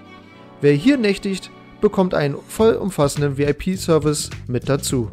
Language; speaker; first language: German; native; German